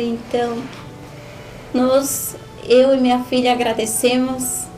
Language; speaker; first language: Portuguese; non-native, learner; Spanish